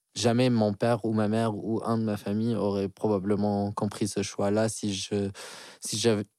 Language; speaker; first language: French; non-native, local second language; Arabic